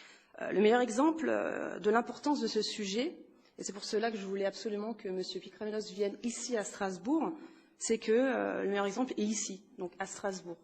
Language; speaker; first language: French; native; French